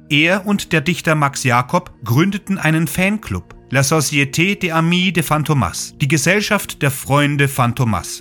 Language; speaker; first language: German; native; German